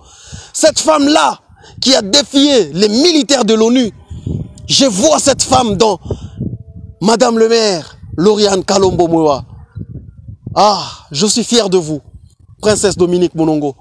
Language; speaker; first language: French; non-native, local second language; Swahili